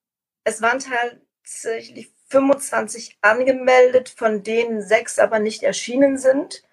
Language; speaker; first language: German; native; German